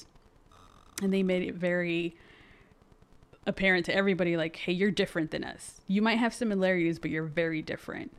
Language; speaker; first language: English; early bilingual, other home language; Spanish